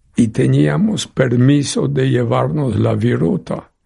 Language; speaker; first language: Spanish; non-native, fluent; Polish